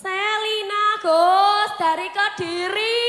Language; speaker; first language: Indonesian; non-native, local second language; Javanese